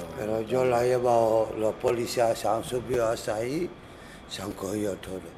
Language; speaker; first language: Spanish; non-native, learner; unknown